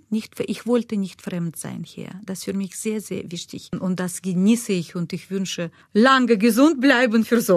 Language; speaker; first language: German; non-native, learner; Russian